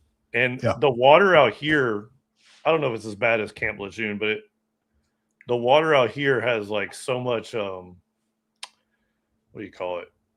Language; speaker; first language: English; native; English